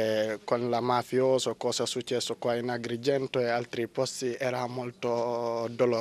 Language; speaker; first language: Italian; non-native, learner; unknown